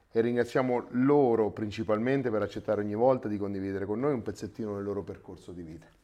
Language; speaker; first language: Italian; native; Italian